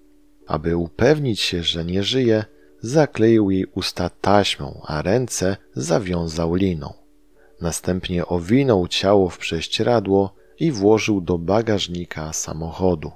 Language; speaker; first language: Polish; native; Polish